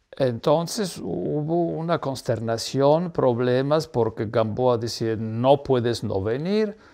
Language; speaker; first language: Spanish; non-native, fluent; Polish